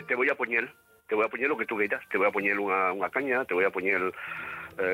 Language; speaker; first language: Spanish; non-native, local second language; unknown